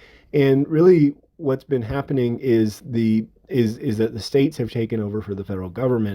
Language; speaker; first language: English; native; English